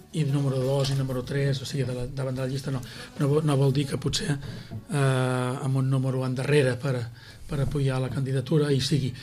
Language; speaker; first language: Catalan; native; Catalan